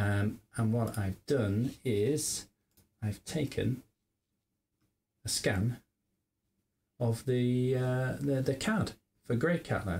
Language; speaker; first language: English; native; English